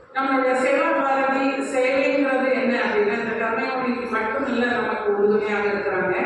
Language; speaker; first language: Tamil; non-native, local second language; Malayalam